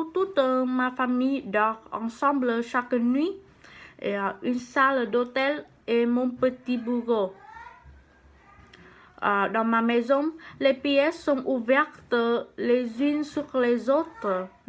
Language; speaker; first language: French; non-native, learner; Vietnamese